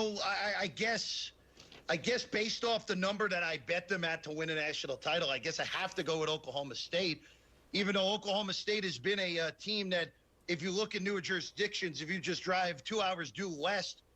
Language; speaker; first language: English; native; English